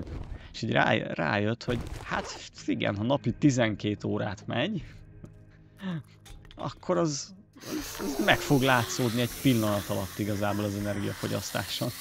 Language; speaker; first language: Hungarian; native; Hungarian